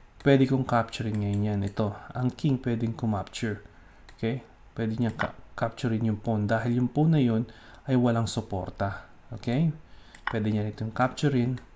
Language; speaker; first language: Filipino; native; Filipino